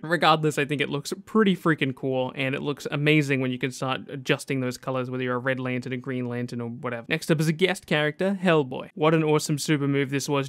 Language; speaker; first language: English; native; English